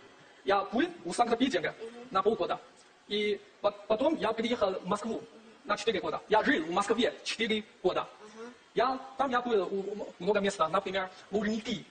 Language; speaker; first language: Russian; non-native, learner; Chinese